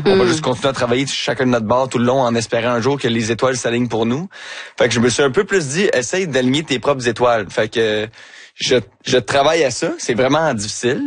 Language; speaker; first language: French; native; French